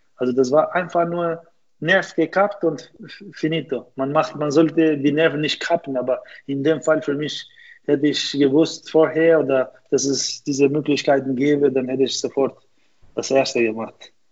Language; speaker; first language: German; non-native, fluent; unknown